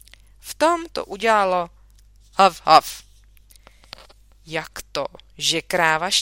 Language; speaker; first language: Czech; native; Czech